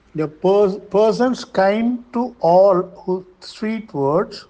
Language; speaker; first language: English; non-native, local second language; Tamil